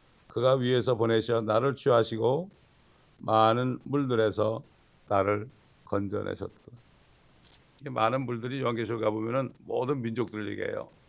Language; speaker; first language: Korean; native; Korean